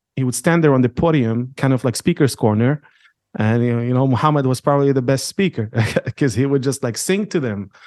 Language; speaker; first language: English; non-native, fluent; Arabic